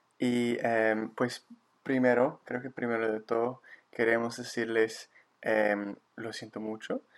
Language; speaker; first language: Spanish; non-native, fluent; English